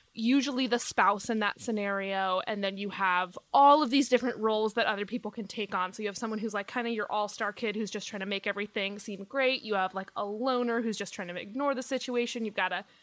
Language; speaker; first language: English; native; English